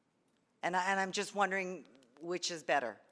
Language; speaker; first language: English; native; English